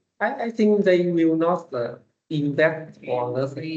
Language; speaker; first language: English; non-native, learner; Vietnamese